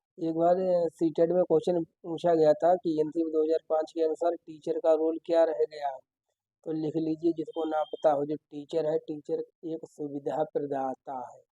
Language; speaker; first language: Hindi; native; Hindi